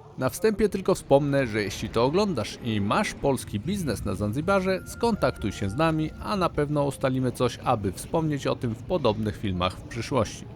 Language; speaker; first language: Polish; native; Polish